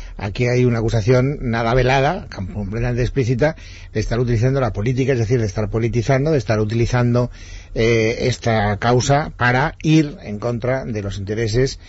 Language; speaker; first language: Spanish; native; Spanish